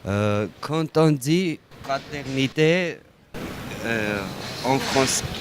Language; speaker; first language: French; non-native, learner; Armenian